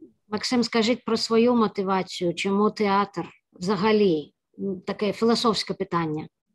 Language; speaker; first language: Ukrainian; native; Ukrainian